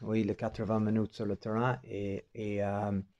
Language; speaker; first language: French; non-native, fluent; English